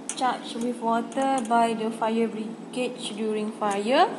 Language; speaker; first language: English; non-native, local second language; Malay